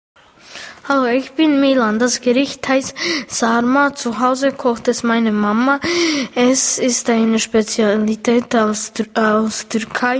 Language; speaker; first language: German; early bilingual, other home language; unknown